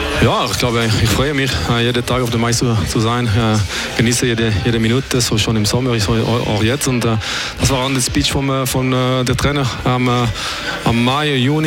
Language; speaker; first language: German; non-native, local second language; French